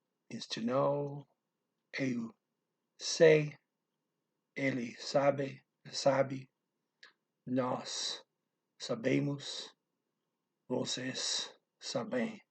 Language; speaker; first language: Portuguese; non-native, learner; English